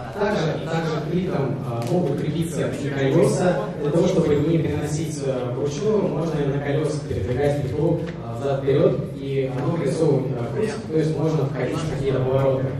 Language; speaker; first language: Russian; native; Russian